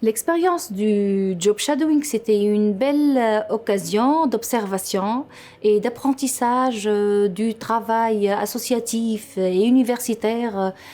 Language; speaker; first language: French; non-native, fluent; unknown